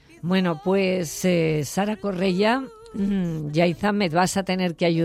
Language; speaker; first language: Spanish; native; Spanish